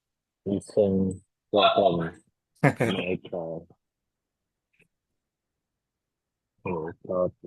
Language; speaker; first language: Chinese; non-native, learner; Indonesian